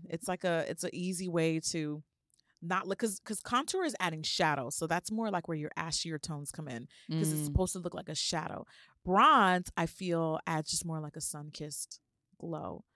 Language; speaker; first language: English; early bilingual, other home language; Yoruba